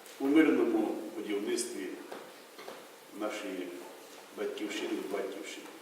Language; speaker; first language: Ukrainian; native; Ukrainian